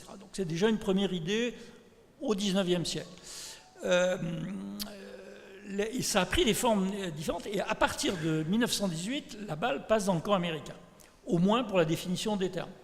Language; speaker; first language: French; native; French